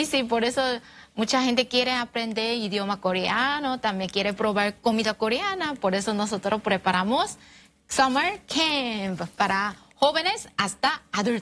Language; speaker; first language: Spanish; non-native, learner; Korean